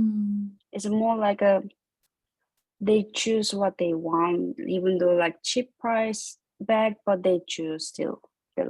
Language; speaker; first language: English; non-native, learner; Korean